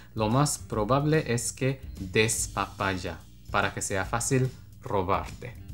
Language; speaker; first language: Spanish; non-native, fluent; Japanese